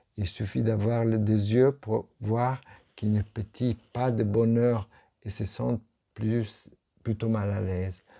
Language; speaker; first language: French; non-native, fluent; Italian